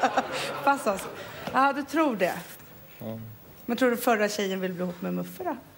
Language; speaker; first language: Swedish; native; Swedish